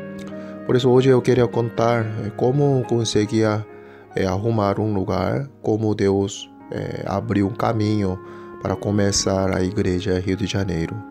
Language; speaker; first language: Portuguese; non-native, fluent; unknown